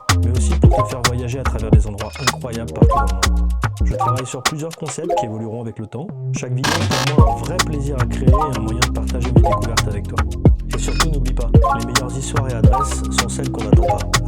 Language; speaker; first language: French; native; French